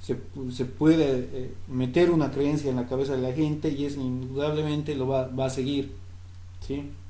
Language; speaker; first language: Spanish; native; Spanish